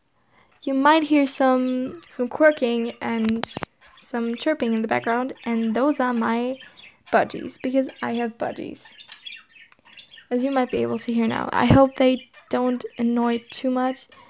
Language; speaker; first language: English; non-native, fluent; German